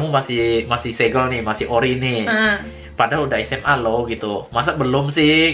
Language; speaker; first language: Indonesian; native; Indonesian